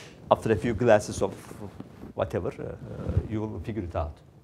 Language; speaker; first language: English; non-native, fluent; Turkish